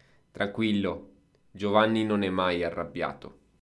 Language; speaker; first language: Italian; native; Italian